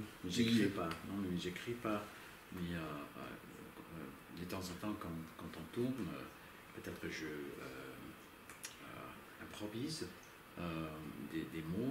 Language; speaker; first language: French; non-native, learner; English